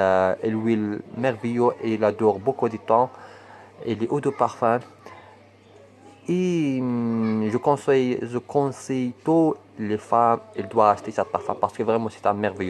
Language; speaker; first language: French; non-native, learner; Arabic